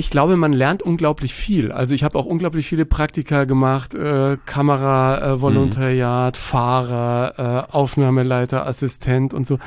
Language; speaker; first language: German; native; German